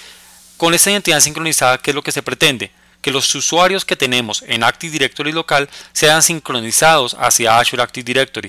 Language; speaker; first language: Spanish; native; Spanish